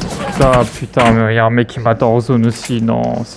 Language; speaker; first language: French; native; French